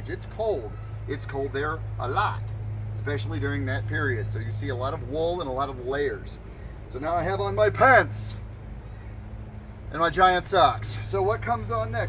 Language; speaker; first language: English; native; English